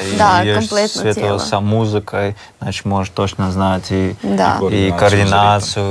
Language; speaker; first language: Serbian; non-native, learner; Russian